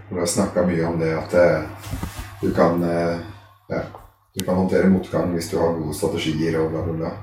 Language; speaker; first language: Norwegian; early bilingual, other home language; Arabic